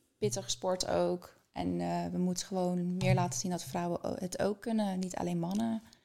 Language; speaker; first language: Dutch; early bilingual, other home language; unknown